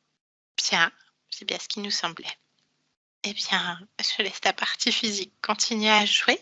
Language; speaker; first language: French; native; French